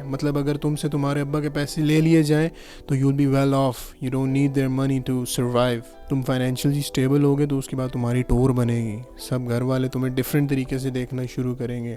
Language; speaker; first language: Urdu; non-native, local second language; Punjabi